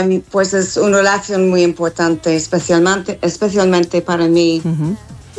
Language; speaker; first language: Spanish; non-native, fluent; English